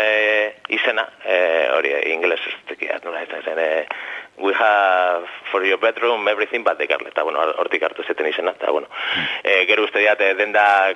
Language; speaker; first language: Basque; native; Basque